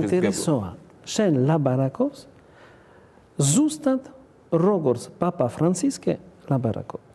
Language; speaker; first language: Georgian; non-native, learner; French